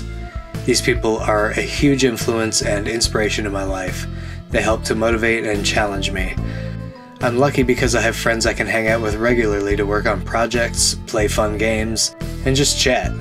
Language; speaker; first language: English; native; English